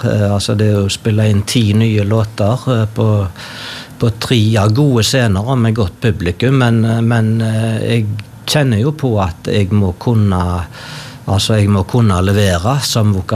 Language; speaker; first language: Norwegian; native; Norwegian